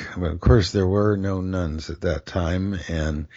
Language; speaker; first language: English; native; English